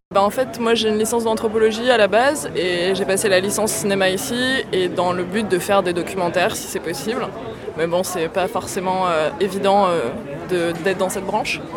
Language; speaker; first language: French; native; French